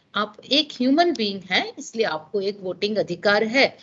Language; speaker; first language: Hindi; non-native, local second language; Gujarati